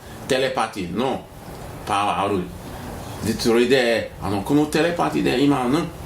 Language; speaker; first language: Japanese; non-native, learner; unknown